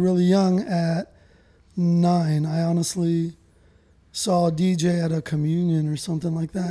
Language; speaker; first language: English; native; English